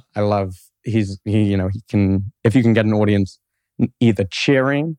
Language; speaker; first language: English; native; English